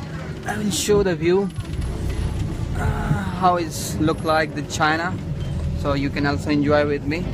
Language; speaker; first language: English; non-native, fluent; Urdu